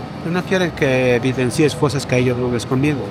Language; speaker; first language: Spanish; native; Spanish